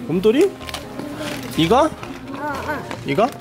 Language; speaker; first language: Korean; native; Korean